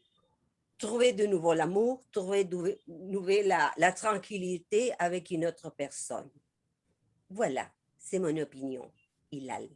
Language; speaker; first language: French; non-native, learner; Spanish